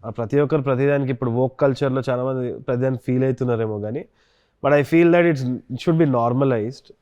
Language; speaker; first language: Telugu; native; Telugu